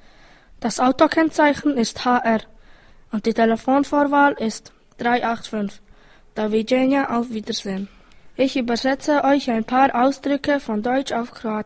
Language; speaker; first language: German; early bilingual, other home language; Croatian